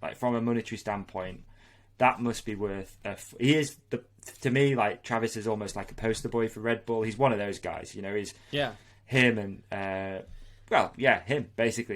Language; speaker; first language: English; native; English